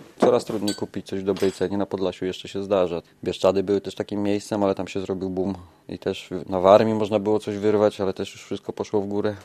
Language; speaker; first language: Polish; native; Polish